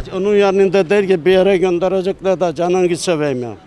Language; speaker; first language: Turkish; native; Turkish